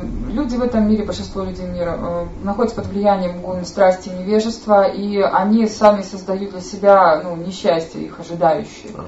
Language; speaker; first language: Russian; native; Russian